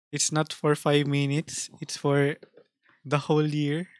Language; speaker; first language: English; non-native, local second language; Filipino